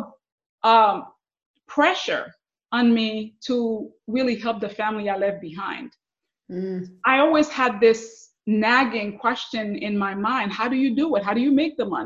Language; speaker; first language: English; non-native, fluent; Haitian Creole